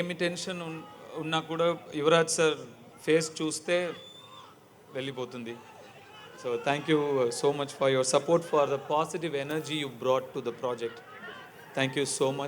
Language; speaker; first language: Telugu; non-native, learner; Tamil